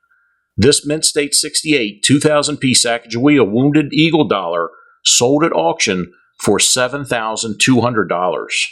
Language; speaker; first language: English; native; English